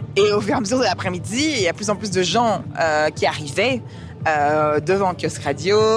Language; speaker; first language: French; native; French